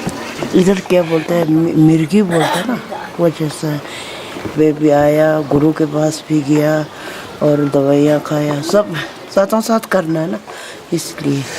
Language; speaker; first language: Hindi; non-native, local second language; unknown